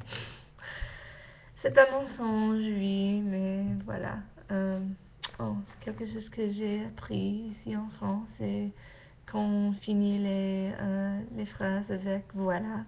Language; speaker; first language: French; non-native, learner; English